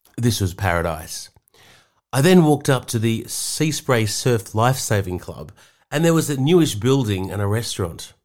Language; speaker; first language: English; native; English